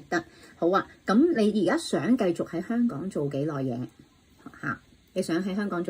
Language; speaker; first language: Cantonese; native; Cantonese